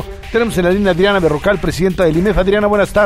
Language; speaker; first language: Spanish; native; Spanish